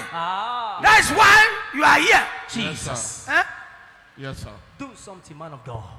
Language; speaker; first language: English; non-native, local second language; Ibibio